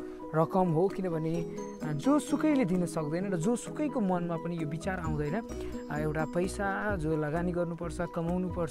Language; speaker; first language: Nepali; native; Nepali